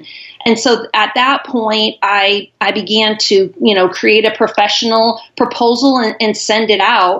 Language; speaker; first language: English; native; English